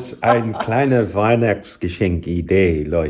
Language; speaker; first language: German; non-native, learner; English